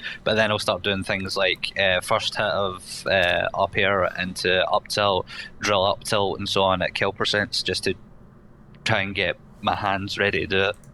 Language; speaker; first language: English; native; English